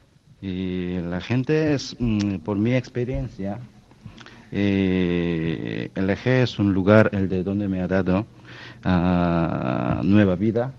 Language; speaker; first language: Spanish; non-native, fluent; Korean